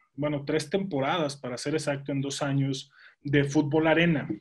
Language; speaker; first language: Spanish; native; Spanish